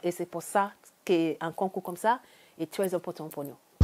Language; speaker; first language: French; non-native, learner; English